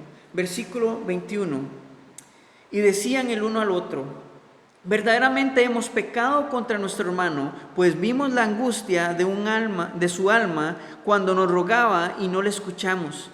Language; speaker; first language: Spanish; native; Spanish